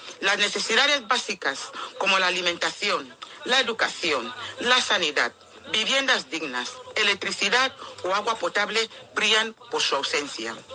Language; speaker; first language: Spanish; non-native, local second language; Fang